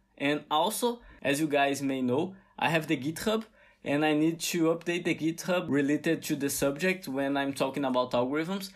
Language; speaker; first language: English; non-native, fluent; Portuguese